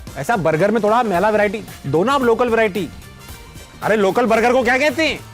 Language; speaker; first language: Urdu; native; Urdu